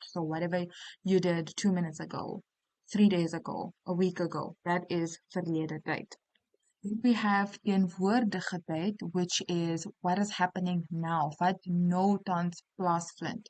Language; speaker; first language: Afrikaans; non-native, local second language; English